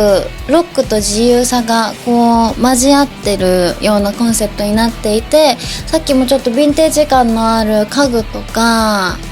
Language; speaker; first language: Japanese; native; Japanese